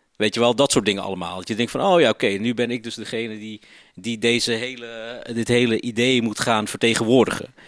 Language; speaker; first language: Dutch; native; Dutch